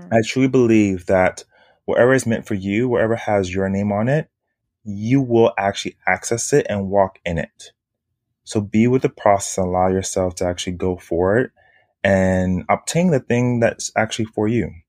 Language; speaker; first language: English; native; English